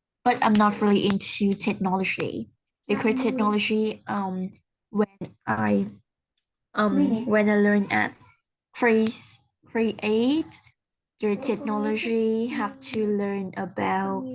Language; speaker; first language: English; non-native, learner; Vietnamese